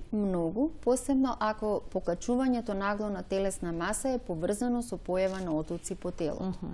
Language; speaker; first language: Macedonian; native; Macedonian